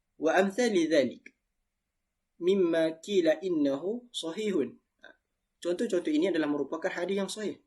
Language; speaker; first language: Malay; native; Malay